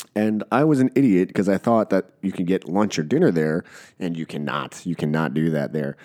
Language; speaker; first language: English; native; English